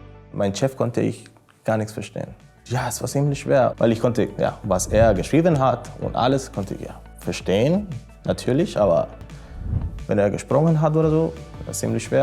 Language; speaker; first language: German; non-native, fluent; Spanish